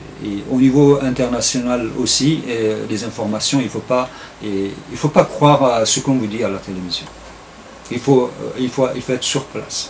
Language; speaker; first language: French; non-native, fluent; Turkish